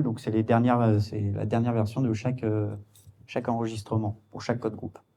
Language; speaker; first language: French; native; French